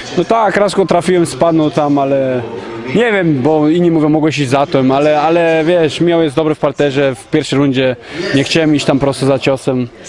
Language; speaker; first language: Polish; early bilingual, heritage; Polish